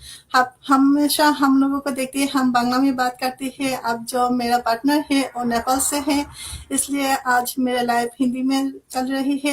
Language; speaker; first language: Hindi; non-native, fluent; Bangla